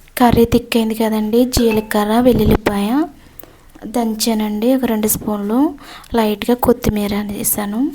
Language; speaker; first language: Telugu; native; Telugu